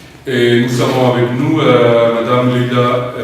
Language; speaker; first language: French; non-native, fluent; Spanish